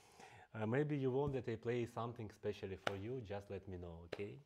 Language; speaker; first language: English; non-native, fluent; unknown